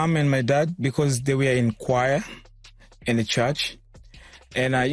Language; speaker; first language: English; non-native, local second language; Swahili